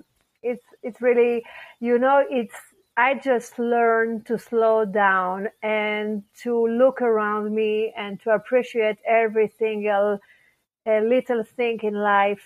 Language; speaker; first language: English; non-native, fluent; French